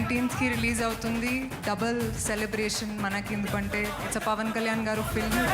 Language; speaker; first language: Telugu; non-native, fluent; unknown